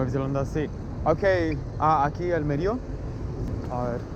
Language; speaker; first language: Spanish; non-native, learner; English